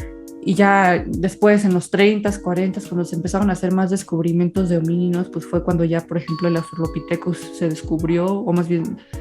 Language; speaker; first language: Spanish; native; Spanish